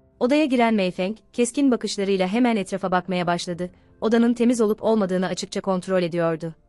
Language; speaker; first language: Turkish; native; Turkish